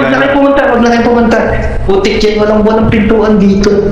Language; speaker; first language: Filipino; native; Filipino